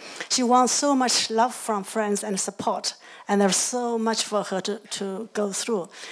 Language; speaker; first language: English; non-native, fluent; Chinese